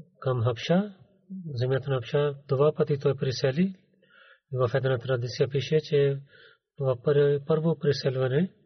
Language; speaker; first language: Bulgarian; non-native, learner; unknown